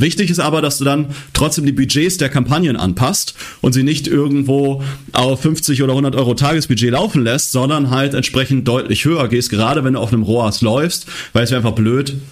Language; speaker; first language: German; native; German